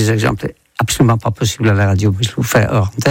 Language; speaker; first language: French; non-native, fluent; Dutch